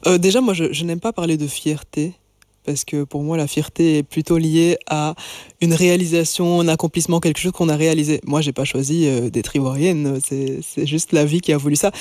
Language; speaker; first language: French; native; French